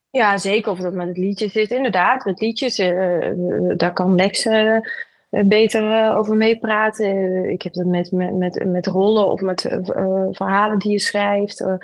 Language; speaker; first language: Dutch; native; Dutch